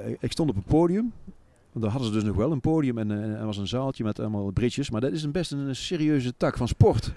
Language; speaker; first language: Dutch; native; Dutch